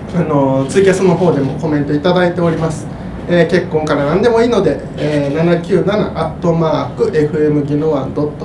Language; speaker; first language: Japanese; native; Japanese